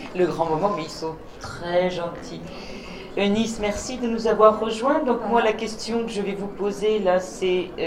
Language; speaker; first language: French; native; French